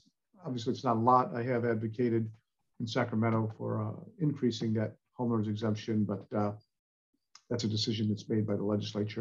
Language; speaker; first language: English; native; English